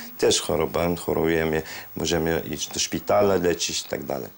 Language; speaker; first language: Polish; non-native, learner; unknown